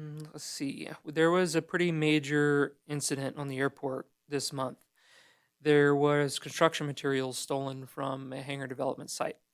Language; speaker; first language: English; native; English